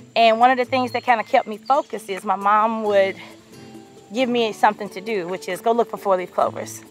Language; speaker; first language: English; native; English